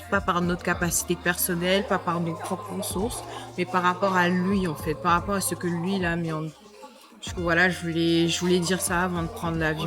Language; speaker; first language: French; native; French